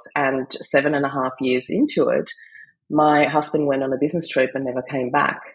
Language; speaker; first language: English; non-native, fluent; German